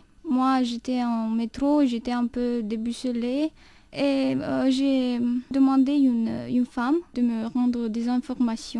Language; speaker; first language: French; non-native, fluent; Romanian